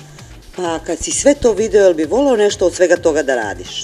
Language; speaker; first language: Serbian; native; Serbian